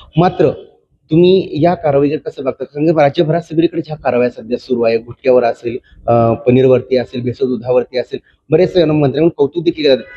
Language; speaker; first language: Marathi; native; Marathi